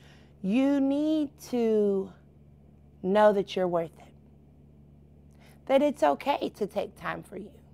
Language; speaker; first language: English; native; English